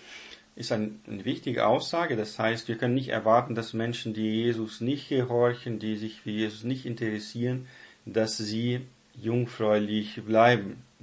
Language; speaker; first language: German; non-native, fluent; Portuguese